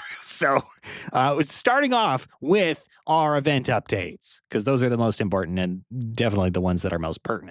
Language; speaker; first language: English; native; English